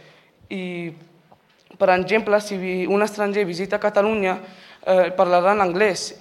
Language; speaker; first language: Catalan; non-native, local second language; Spanish